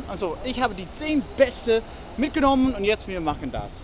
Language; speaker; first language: German; non-native, learner; English